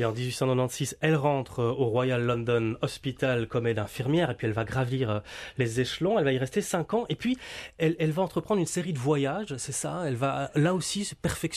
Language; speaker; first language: French; native; French